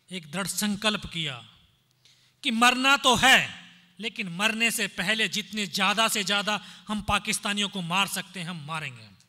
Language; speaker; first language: Hindi; native; Hindi